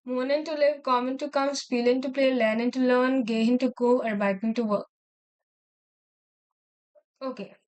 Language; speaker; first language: German; non-native, fluent; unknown